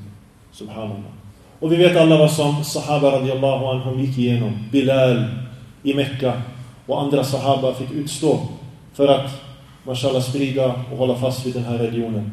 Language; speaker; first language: Swedish; early bilingual, other home language; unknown